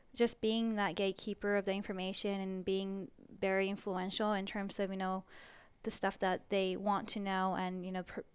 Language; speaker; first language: English; early bilingual, other home language; Japanese